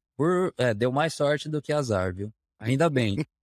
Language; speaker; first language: Portuguese; native; Portuguese